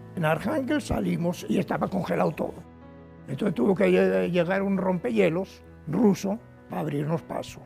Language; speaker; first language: Spanish; native; Spanish